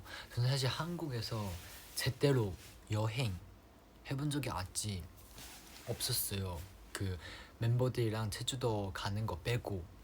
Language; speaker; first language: Korean; non-native, fluent; Chinese